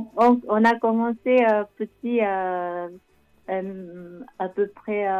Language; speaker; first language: French; non-native, learner; Japanese